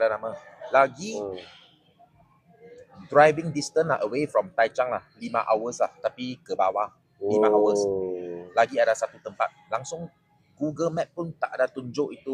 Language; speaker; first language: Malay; non-native, local second language; Chinese